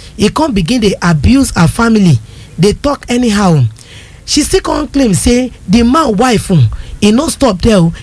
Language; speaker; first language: Nigerian Pidgin; non-native, local second language; Yoruba